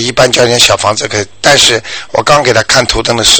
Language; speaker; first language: Chinese; native; Chinese